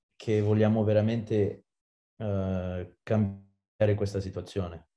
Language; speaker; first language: Italian; non-native, fluent; French